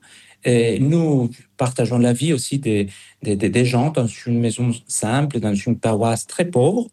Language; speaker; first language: French; non-native, fluent; Spanish